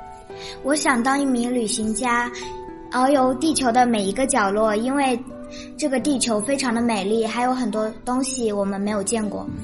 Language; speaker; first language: Chinese; native; Chinese